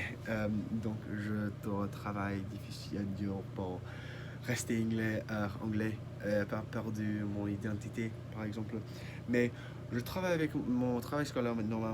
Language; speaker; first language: French; non-native, learner; English